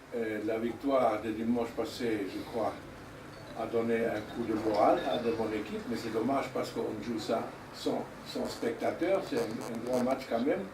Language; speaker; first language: French; non-native, learner; German